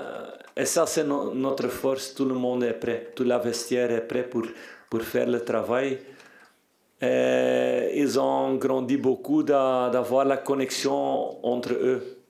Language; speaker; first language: French; non-native, fluent; Dutch